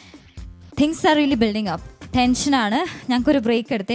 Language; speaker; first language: Malayalam; native; Malayalam